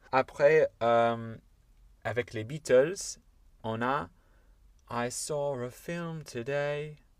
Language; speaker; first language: French; non-native, fluent; English